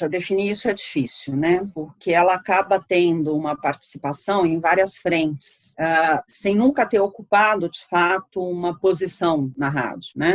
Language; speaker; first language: Portuguese; native; Portuguese